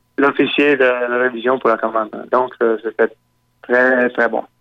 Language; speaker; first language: French; native; French